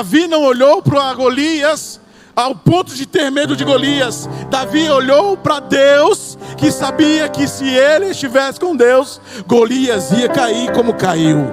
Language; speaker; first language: Portuguese; native; Portuguese